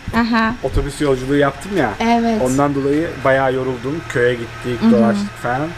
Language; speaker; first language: Turkish; native; Turkish